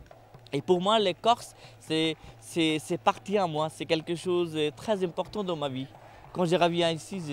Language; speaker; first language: French; non-native, learner; Hindi